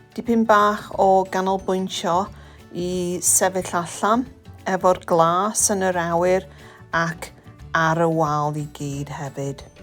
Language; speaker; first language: Welsh; non-native, local second language; English